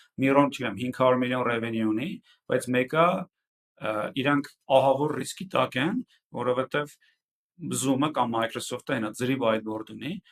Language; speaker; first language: Armenian; native; Armenian